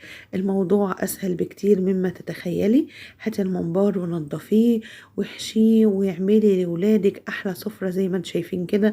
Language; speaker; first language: Arabic; native; Arabic